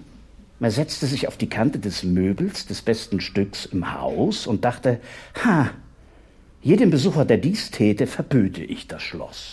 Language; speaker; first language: German; native; German